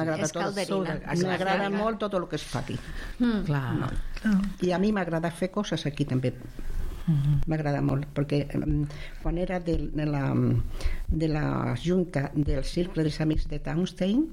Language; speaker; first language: Catalan; non-native, local second language; Spanish